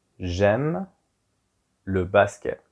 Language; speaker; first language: French; non-native, fluent; English